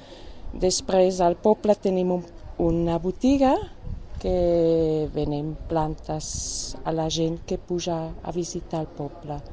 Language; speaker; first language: Catalan; non-native, fluent; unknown